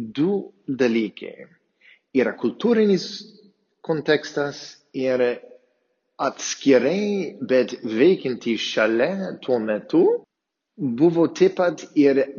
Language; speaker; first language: Lithuanian; non-native, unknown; English